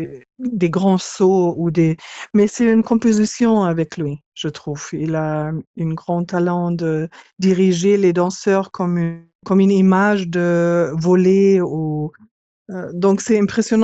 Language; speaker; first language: French; non-native, learner; English